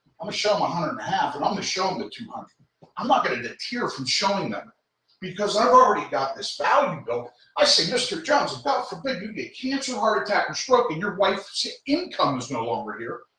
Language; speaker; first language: English; native; English